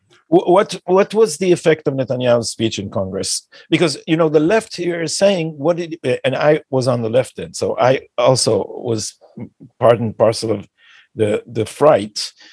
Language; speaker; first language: English; non-native, fluent; Hebrew